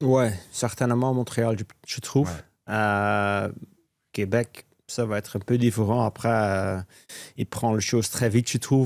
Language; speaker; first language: French; non-native, local second language; Dutch